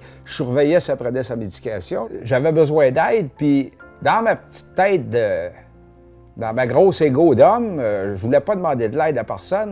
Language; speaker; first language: French; native; French